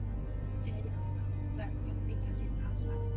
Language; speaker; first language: Indonesian; non-native, local second language; Javanese